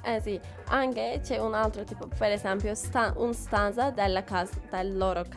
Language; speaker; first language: Italian; non-native, learner; Turkish